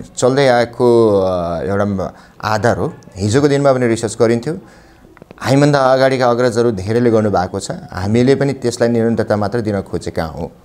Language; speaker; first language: Nepali; native; Nepali